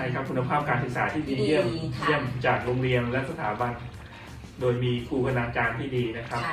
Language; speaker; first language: Thai; native; Thai